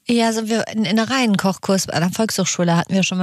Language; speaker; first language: German; native; German